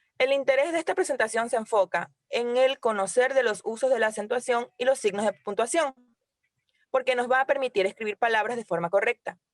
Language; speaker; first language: Spanish; native; Spanish